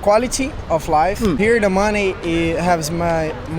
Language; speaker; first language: English; non-native, learner; Portuguese